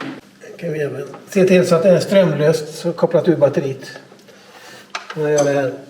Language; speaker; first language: Swedish; native; Swedish